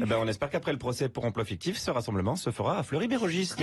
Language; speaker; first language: French; native; French